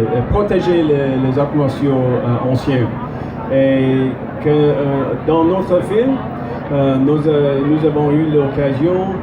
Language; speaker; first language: French; non-native, learner; English